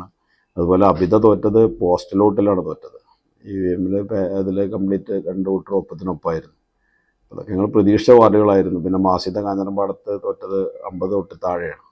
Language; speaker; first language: Malayalam; native; Malayalam